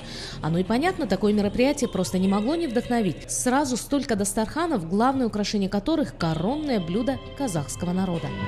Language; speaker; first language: Russian; native; Russian